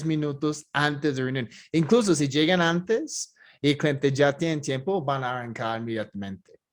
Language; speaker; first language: Spanish; non-native, fluent; English